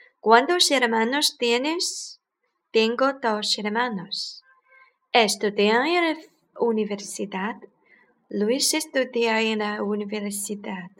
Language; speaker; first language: Spanish; non-native, learner; Chinese